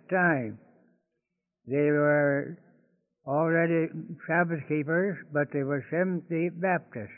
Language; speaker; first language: English; native; English